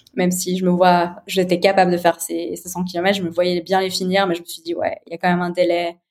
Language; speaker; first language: French; native; French